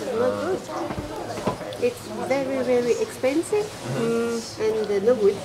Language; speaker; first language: English; non-native, learner; French